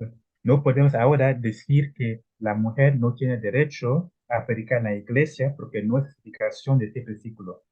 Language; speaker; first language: Spanish; non-native, learner; Italian